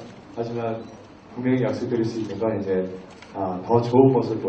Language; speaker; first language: Korean; native; Korean